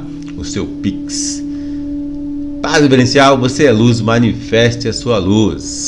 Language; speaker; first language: Portuguese; native; Portuguese